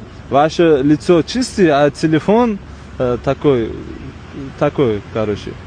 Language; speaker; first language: Russian; non-native, fluent; Uzbek